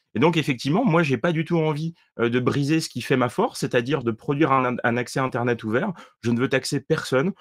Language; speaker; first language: French; native; French